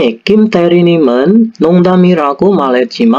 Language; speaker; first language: Korean; non-native, learner; Indonesian